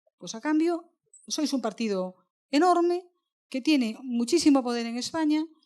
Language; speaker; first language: Spanish; native; Spanish